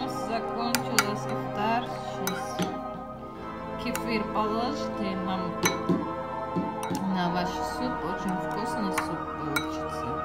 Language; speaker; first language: Russian; non-native, learner; Tajik